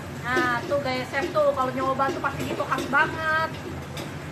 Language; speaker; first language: Indonesian; native; Indonesian